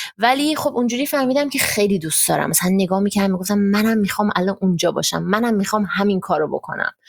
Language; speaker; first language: Persian; early bilingual, heritage; Persian